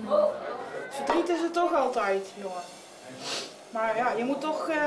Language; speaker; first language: Dutch; native; Dutch